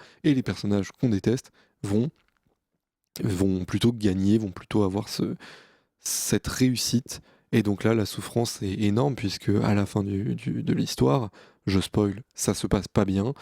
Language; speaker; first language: French; native; French